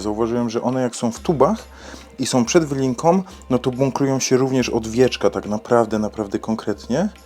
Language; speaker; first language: Polish; native; Polish